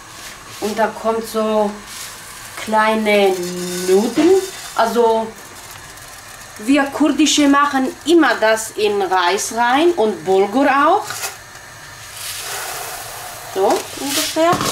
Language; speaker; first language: German; non-native, local second language; Kurdish